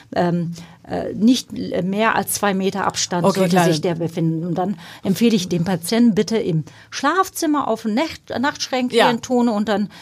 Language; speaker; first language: German; non-native, fluent; Turkish